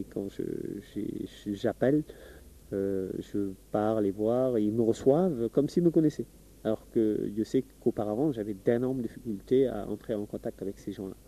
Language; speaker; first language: French; non-native, local second language; Wolof